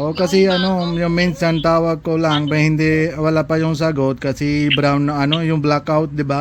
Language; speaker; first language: Filipino; non-native, learner; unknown